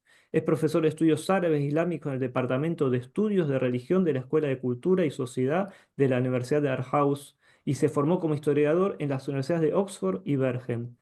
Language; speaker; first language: Spanish; native; Spanish